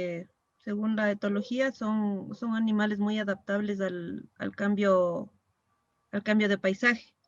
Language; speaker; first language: Spanish; native; Spanish